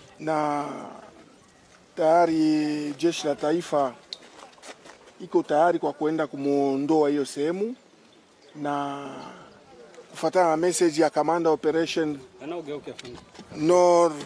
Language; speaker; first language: Swahili; native; Swahili